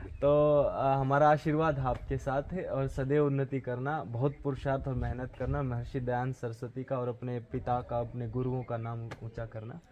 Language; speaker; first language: Hindi; native; Hindi